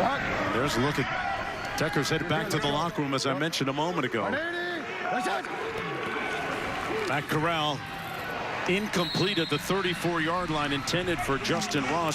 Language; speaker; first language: English; native; English